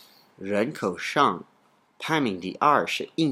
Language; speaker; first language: Chinese; non-native, learner; English